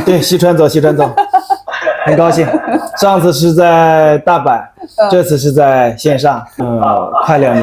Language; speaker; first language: Chinese; native; Chinese